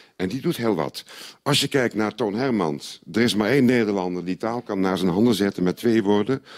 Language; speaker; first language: Dutch; native; Dutch